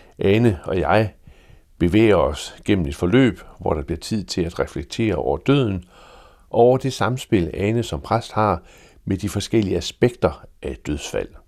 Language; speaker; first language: Danish; native; Danish